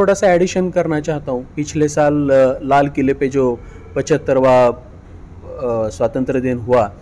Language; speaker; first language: Hindi; non-native, local second language; Marathi